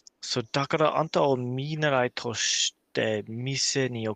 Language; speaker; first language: Japanese; non-native, learner; English